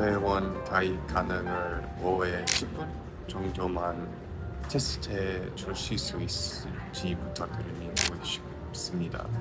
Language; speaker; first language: Korean; non-native, learner; English